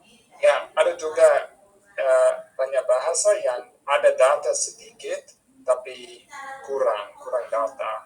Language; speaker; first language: Indonesian; non-native, fluent; English